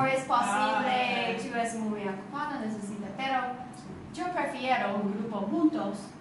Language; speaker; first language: Spanish; non-native, learner; English